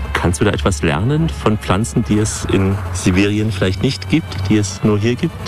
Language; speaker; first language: German; native; German